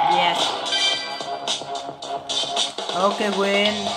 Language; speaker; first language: English; non-native, learner; Vietnamese